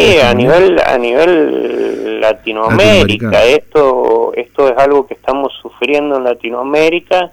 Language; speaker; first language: Spanish; native; Spanish